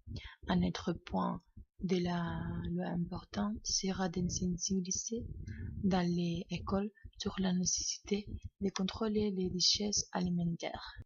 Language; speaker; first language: French; non-native, learner; Spanish